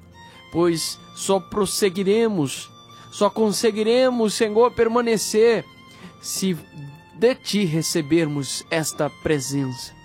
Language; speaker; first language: Portuguese; native; Portuguese